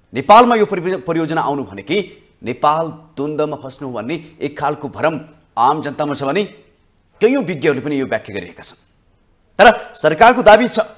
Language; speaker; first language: Nepali; native; Nepali